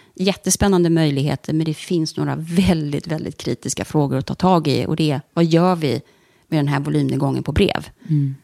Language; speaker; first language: Swedish; native; Swedish